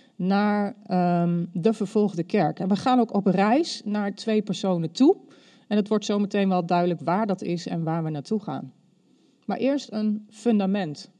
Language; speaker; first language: Dutch; native; Dutch